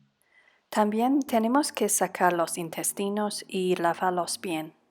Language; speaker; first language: Spanish; non-native, fluent; Cantonese